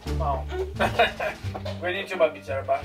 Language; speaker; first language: Indonesian; non-native, learner; Romanian